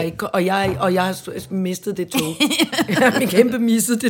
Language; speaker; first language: Danish; native; Danish